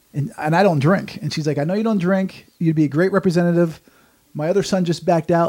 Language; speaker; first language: English; native; English